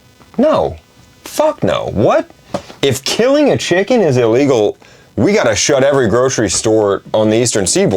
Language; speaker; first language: English; native; English